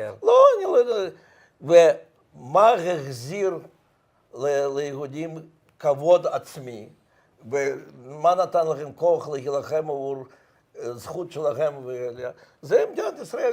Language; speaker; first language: Hebrew; non-native, fluent; Russian